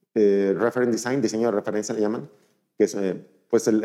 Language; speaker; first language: Spanish; native; Spanish